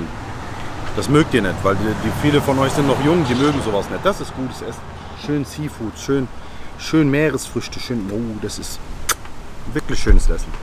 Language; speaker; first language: German; non-native, local second language; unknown